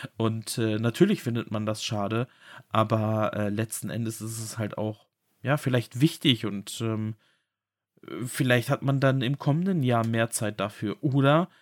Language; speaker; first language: German; native; German